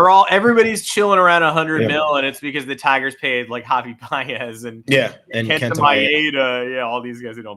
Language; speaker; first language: English; native; English